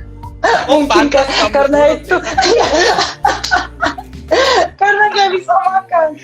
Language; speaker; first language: Indonesian; non-native, fluent; Russian